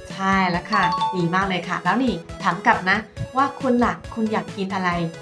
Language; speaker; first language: Thai; non-native, fluent; Chinese